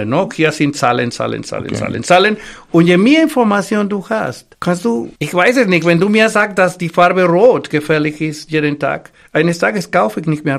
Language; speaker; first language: German; non-native, learner; Spanish